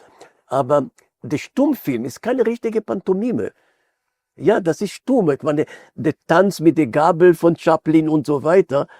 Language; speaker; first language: German; non-native, fluent; Hebrew